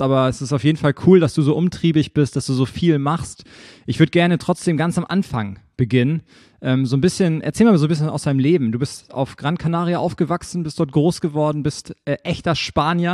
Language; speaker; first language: German; native; German